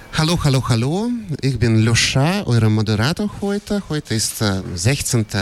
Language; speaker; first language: German; non-native, learner; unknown